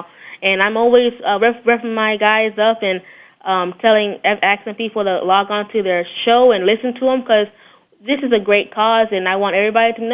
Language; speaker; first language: English; native; English